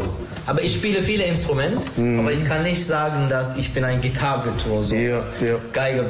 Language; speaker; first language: German; non-native, learner; Turkish